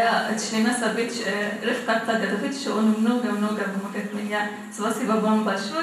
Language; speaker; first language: Russian; non-native, learner; Arabic